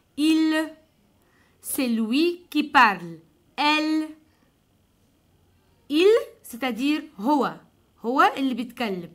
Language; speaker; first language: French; non-native, fluent; Arabic